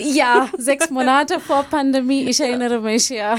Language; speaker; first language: German; non-native, learner; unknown